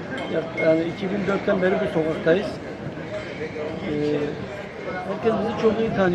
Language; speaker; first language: Turkish; native; Turkish